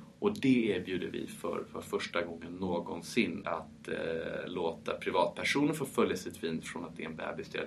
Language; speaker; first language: Swedish; early bilingual, heritage; Swedish